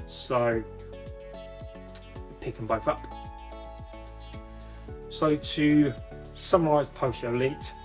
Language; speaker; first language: English; native; English